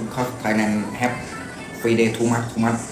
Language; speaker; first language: English; non-native, learner; Thai